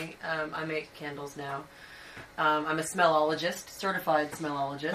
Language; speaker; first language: English; native; English